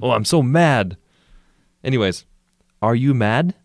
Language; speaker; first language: English; native; English